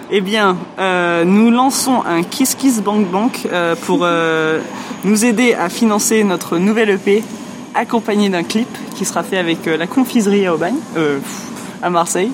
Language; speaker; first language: French; non-native, fluent; English